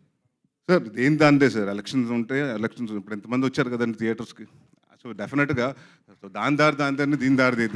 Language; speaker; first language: Telugu; native; Telugu